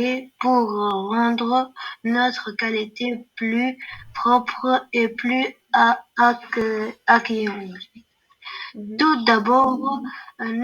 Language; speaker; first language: French; non-native, learner; Arabic